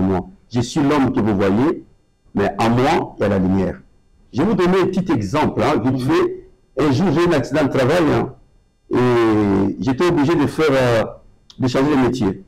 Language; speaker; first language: French; non-native, local second language; Lingala